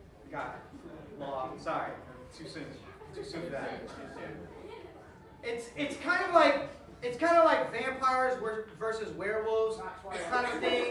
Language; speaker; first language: English; native; English